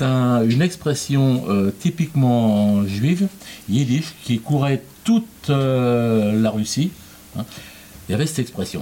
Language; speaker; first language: French; native; French